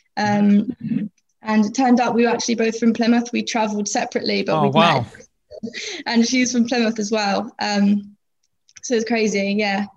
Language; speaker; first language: English; native; English